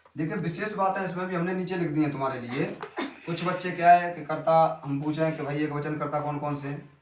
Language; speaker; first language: Hindi; native; Hindi